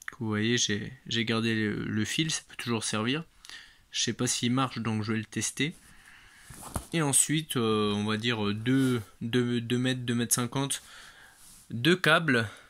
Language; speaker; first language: French; native; French